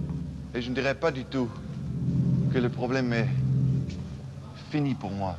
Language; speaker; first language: French; non-native, fluent; German